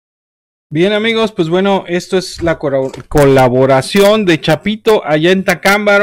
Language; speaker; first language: Spanish; native; Spanish